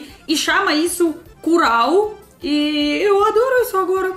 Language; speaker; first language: Portuguese; non-native, learner; Russian